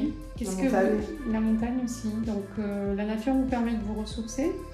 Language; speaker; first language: French; native; French